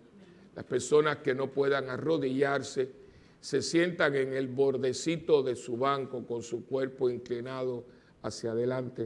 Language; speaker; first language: Spanish; native; Spanish